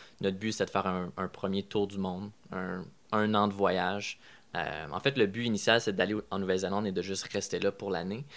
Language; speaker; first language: French; native; French